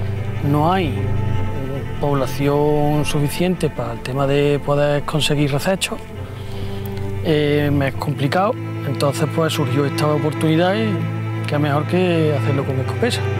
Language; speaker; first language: Spanish; native; Spanish